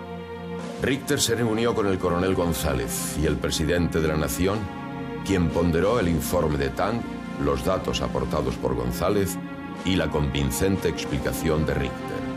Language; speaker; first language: Spanish; native; Spanish